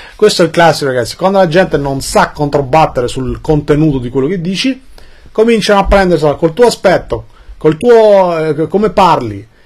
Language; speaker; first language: Italian; early bilingual, other home language; Albanian